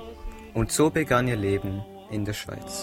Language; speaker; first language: German; native; German